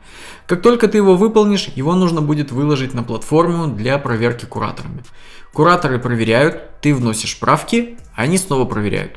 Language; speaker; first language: Russian; native; Russian